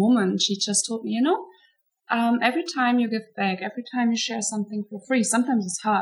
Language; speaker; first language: English; non-native, fluent; German